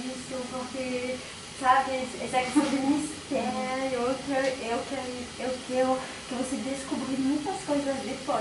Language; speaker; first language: Portuguese; non-native, fluent; French